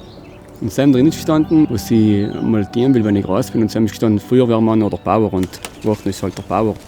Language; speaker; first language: German; native; German